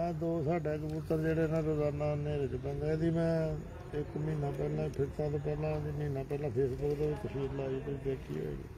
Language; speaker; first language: Punjabi; native; Punjabi